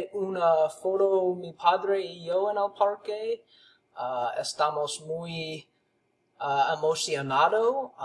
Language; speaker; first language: Spanish; non-native, learner; English